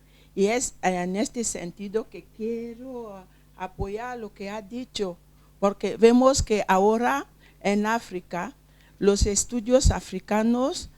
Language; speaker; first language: Spanish; non-native, fluent; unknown